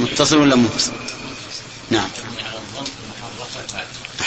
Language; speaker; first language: Arabic; native; Arabic